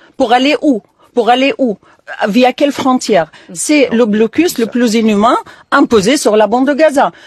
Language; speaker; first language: French; non-native, fluent; Arabic